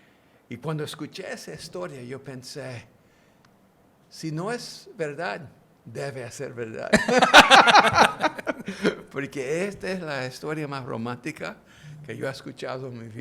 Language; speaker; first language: Spanish; early bilingual, heritage; English